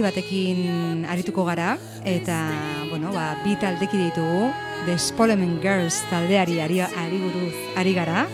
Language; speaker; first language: Basque; native; Basque